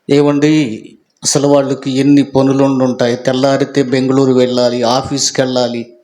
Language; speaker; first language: Telugu; native; Telugu